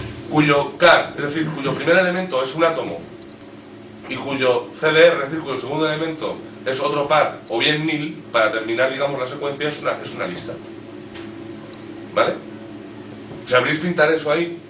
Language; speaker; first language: Spanish; native; Spanish